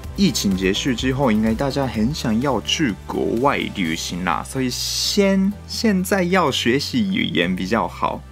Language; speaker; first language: Chinese; non-native, fluent; Japanese